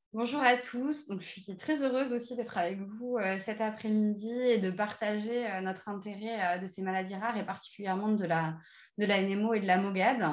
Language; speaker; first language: French; native; French